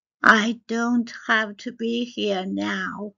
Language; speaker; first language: English; non-native, fluent; Chinese